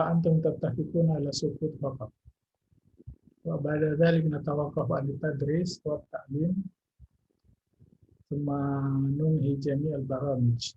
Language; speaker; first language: Arabic; non-native, fluent; Indonesian